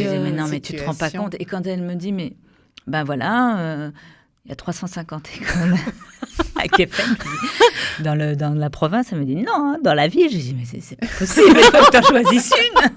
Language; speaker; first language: French; native; French